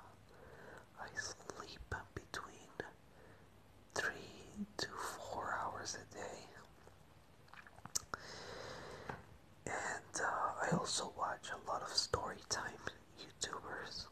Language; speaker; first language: English; non-native, fluent; Spanish